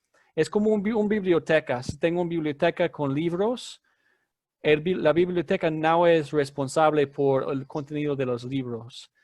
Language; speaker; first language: Spanish; non-native, fluent; English